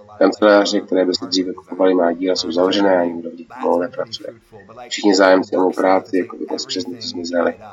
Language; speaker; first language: Czech; non-native, fluent; English